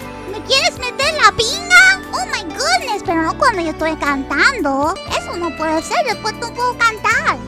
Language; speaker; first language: Spanish; early bilingual, heritage; Spanish